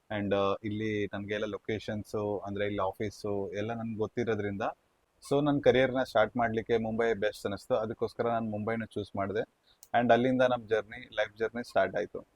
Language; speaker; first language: Kannada; early bilingual, heritage; Kannada